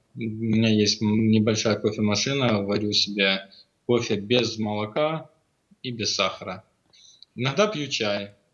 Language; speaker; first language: Russian; native; Russian